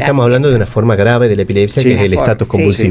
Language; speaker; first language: Spanish; native; Spanish